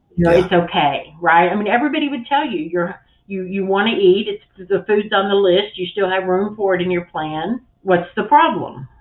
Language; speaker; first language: English; native; English